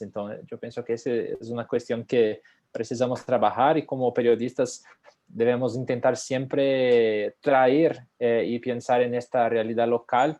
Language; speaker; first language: Spanish; non-native, fluent; Portuguese